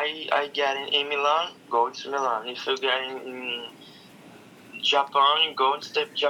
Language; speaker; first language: English; non-native, learner; Portuguese